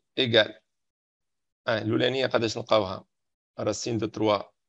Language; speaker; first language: French; non-native, local second language; Arabic